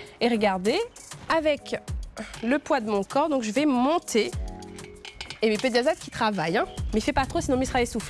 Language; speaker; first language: French; native; French